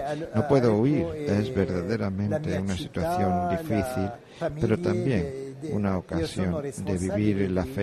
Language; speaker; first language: Spanish; non-native, fluent; Arabic